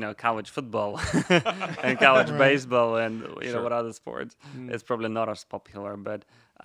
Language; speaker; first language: English; non-native, fluent; Russian